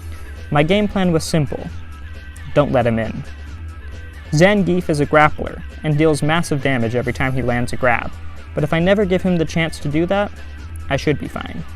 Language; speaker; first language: English; native; English